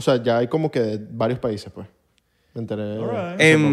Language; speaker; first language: Spanish; native; Spanish